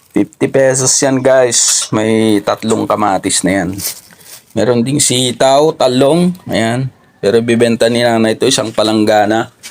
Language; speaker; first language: Filipino; native; Filipino